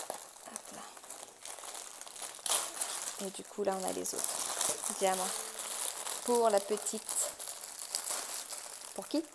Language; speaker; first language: French; native; French